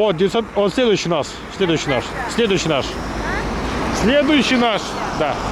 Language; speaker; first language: Russian; native; Russian